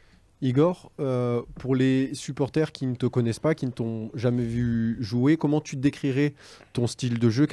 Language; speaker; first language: French; native; French